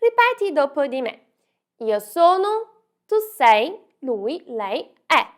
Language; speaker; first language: Italian; non-native, fluent; Portuguese